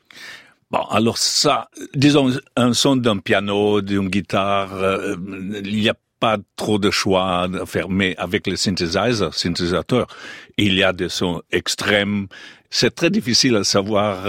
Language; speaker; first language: French; non-native, fluent; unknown